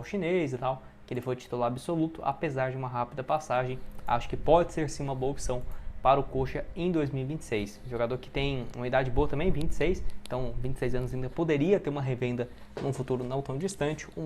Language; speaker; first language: Portuguese; native; Portuguese